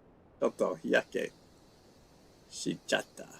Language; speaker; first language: Japanese; non-native, fluent; English